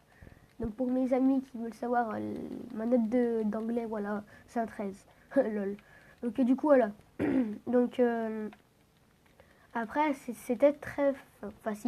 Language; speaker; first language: French; native; French